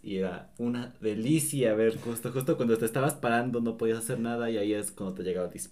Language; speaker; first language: Spanish; native; Spanish